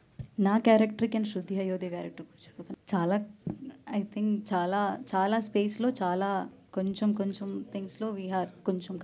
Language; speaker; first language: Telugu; non-native, learner; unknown